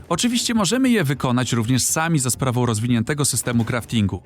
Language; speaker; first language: Polish; native; Polish